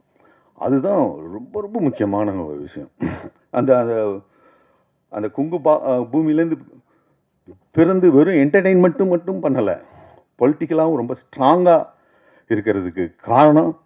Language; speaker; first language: Tamil; native; Tamil